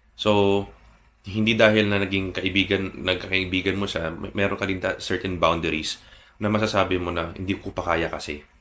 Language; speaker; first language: Filipino; native; Filipino